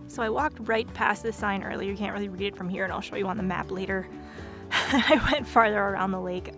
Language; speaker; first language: English; native; English